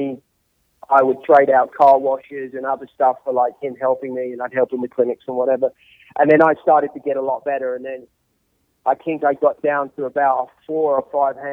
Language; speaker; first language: English; native; English